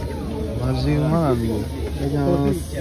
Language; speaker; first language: Japanese; native; Japanese